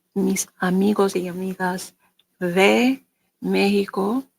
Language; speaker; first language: Spanish; non-native, learner; English